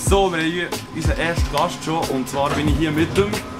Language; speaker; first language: German; native; German